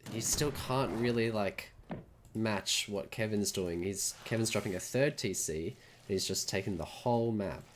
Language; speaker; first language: English; native; English